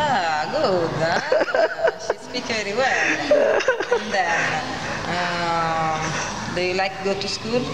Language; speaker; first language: English; non-native, learner; Italian